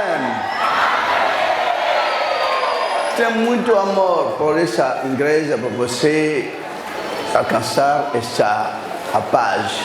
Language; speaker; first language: Portuguese; non-native, learner; Lingala